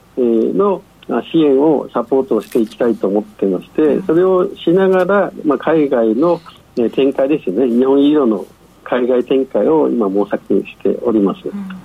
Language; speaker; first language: Japanese; non-native, fluent; Chinese